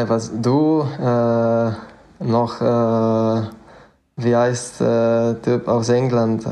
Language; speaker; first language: German; non-native, fluent; Italian